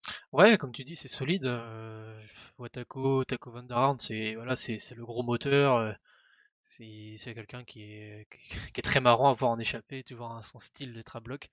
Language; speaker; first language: French; native; French